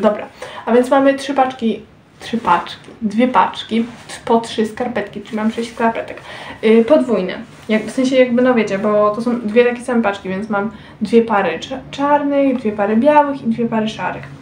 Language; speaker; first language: Polish; native; Polish